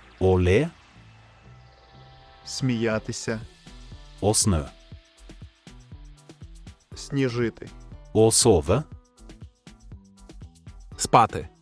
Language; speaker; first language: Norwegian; non-native, fluent; Ukrainian